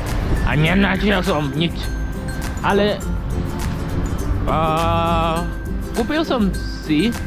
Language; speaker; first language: Slovak; non-native, learner; English